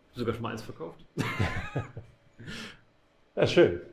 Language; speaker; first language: German; native; German